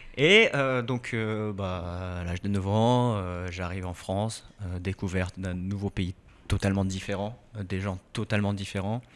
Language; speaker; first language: French; early bilingual, other home language; Korean